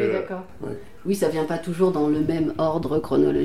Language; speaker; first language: French; native; French